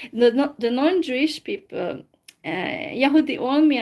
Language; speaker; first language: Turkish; non-native, fluent; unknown